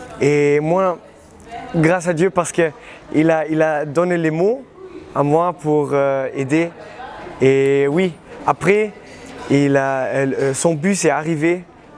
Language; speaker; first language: French; non-native, learner; German